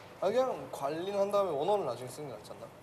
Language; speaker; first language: Korean; non-native, learner; Chinese